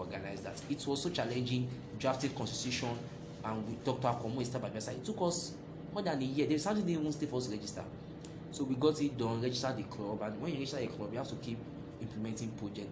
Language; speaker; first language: English; non-native, local second language; Yoruba